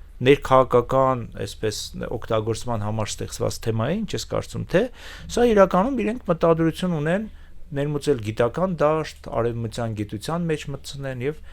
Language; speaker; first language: Armenian; native; Armenian